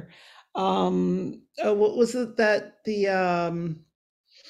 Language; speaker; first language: English; native; English